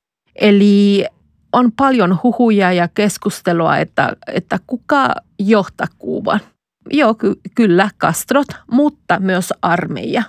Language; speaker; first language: Finnish; non-native, fluent; Spanish